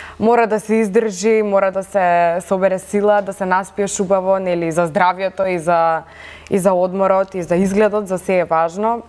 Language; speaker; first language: Macedonian; native; Macedonian